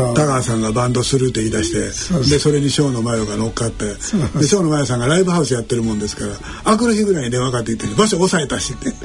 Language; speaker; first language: Japanese; native; Japanese